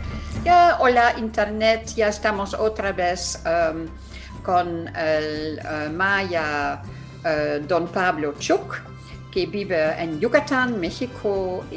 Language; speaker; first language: Spanish; non-native, fluent; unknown